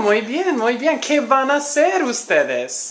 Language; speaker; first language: Spanish; non-native, fluent; English